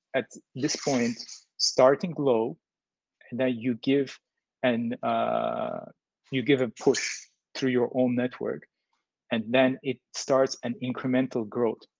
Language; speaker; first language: English; non-native, fluent; Turkish